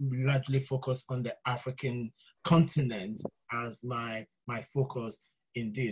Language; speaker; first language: English; non-native, local second language; Yoruba